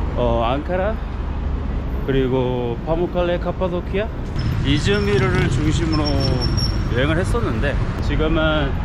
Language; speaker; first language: Korean; native; Korean